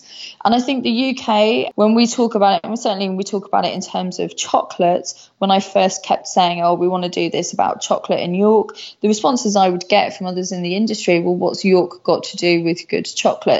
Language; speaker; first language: English; native; English